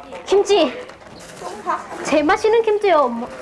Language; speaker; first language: Korean; non-native, local second language; Lao